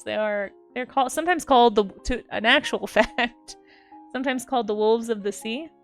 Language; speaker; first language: English; native; English